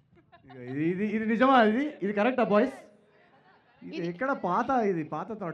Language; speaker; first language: Telugu; native; Telugu